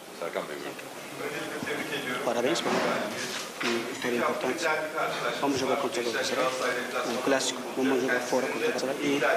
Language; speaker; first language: Portuguese; non-native, fluent; Turkish